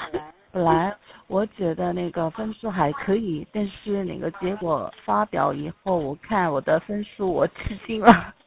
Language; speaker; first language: Chinese; non-native, fluent; Korean